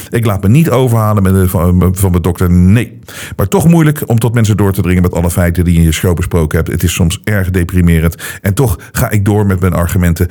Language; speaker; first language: Dutch; native; Dutch